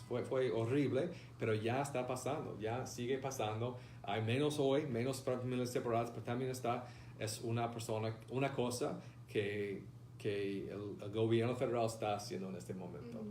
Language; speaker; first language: Spanish; non-native, fluent; English